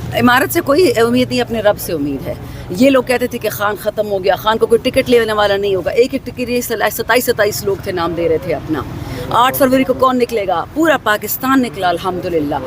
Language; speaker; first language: Urdu; non-native, local second language; Pashto